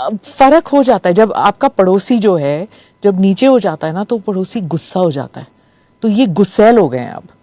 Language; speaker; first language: Hindi; native; Hindi